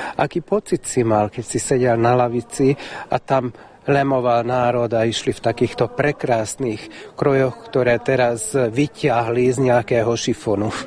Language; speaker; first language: Slovak; early bilingual, heritage; Slovak